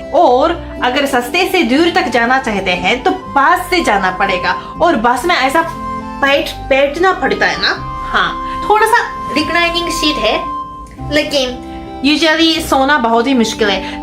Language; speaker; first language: Hindi; non-native, fluent; Japanese